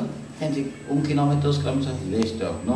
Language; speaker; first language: Spanish; non-native, learner; English